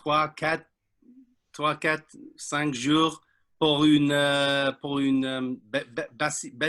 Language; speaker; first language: French; non-native, learner; English